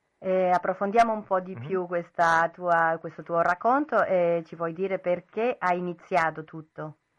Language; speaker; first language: Italian; non-native, fluent; Spanish